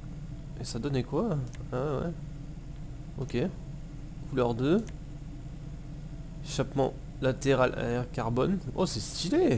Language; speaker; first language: French; native; French